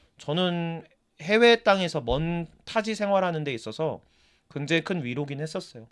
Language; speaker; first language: Korean; early bilingual, heritage; Korean